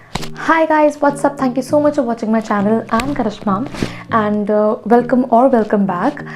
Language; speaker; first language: English; non-native, local second language; Hindi